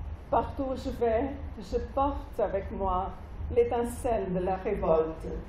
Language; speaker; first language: French; non-native, fluent; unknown